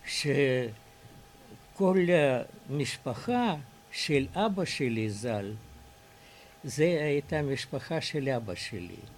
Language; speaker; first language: Hebrew; non-native, fluent; Russian